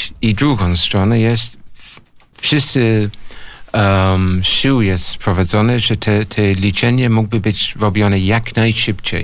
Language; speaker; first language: Polish; non-native, learner; English